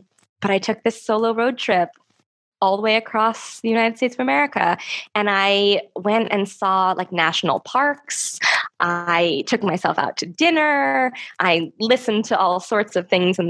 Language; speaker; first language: English; native; English